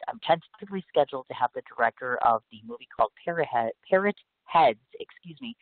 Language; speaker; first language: English; native; English